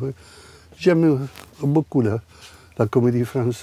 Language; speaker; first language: French; non-native, fluent; Italian